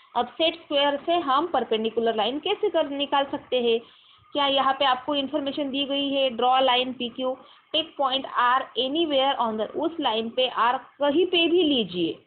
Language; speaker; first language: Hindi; non-native, local second language; Marathi